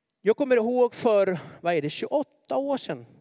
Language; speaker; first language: Swedish; non-native, fluent; Spanish